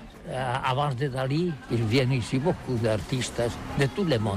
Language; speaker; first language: French; non-native, learner; Catalan